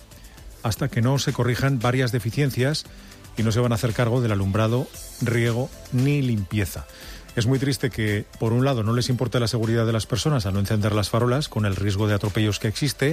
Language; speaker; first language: Spanish; native; Spanish